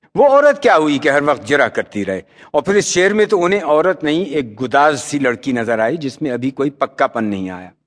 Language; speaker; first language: Urdu; native; Urdu